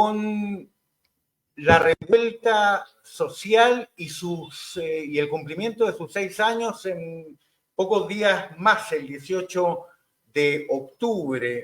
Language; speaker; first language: Spanish; native; Spanish